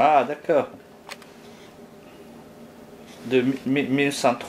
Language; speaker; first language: French; non-native, fluent; Japanese